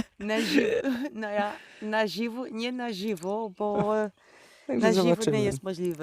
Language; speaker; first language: Polish; non-native, learner; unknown